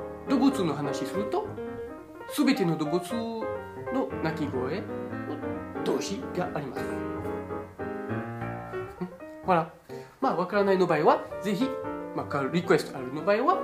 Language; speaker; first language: Japanese; non-native, fluent; French